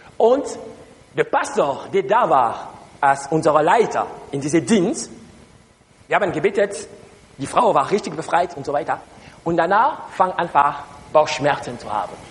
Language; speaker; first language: German; non-native, learner; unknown